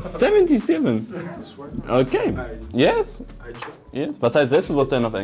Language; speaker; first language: German; native; German